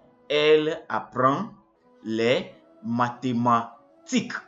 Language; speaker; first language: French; non-native, fluent; English